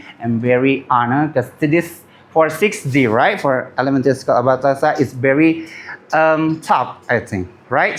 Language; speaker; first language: English; non-native, learner; Indonesian